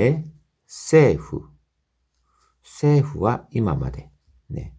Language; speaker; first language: Japanese; non-native, fluent; Korean